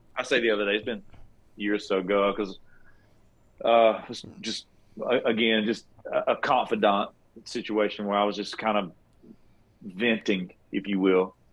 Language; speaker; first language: English; native; English